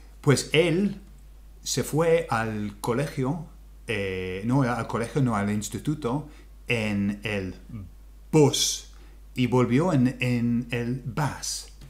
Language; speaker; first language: Spanish; non-native, fluent; English